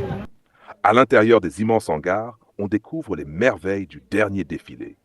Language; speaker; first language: French; native; French